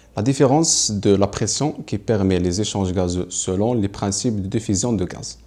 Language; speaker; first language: French; non-native, local second language; Arabic